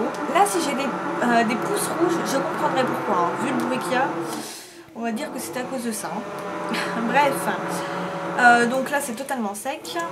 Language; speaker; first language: French; native; French